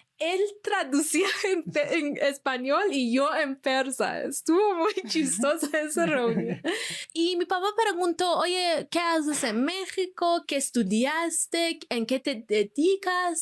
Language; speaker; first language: Spanish; non-native, fluent; Persian